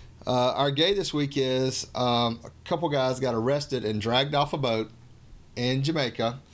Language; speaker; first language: English; native; English